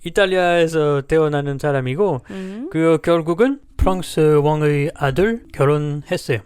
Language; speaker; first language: Korean; non-native, learner; French